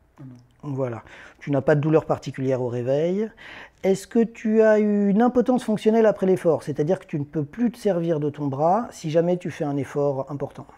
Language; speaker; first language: French; native; French